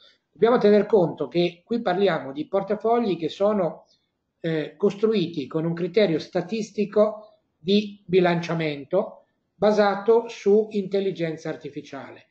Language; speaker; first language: Italian; native; Italian